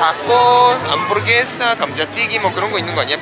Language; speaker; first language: Spanish; non-native, learner; Japanese